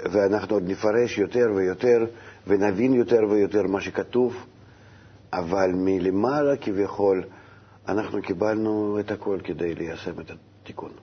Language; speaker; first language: Hebrew; non-native, fluent; Russian